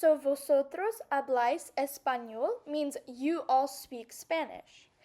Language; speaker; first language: Spanish; non-native, fluent; English